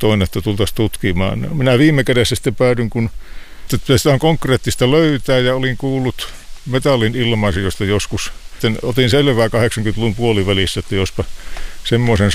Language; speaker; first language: Finnish; native; Finnish